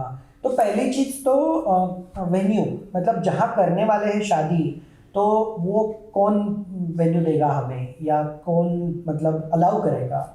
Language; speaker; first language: Hindi; non-native, local second language; Marathi